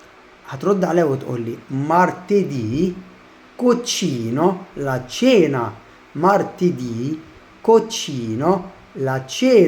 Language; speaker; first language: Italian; non-native, learner; Arabic